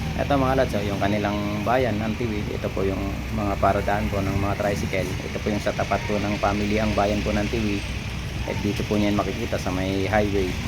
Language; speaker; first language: Filipino; non-native, local second language; Bikol